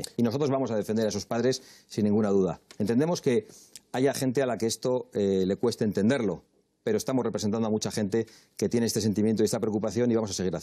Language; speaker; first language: Spanish; native; Spanish